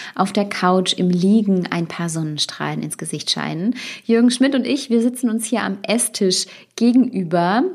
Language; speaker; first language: German; native; German